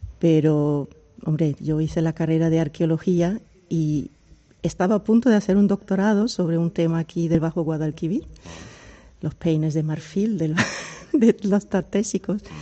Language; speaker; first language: Spanish; early bilingual, heritage; German